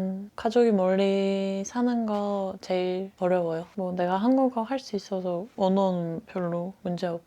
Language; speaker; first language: Korean; non-native, fluent; Dutch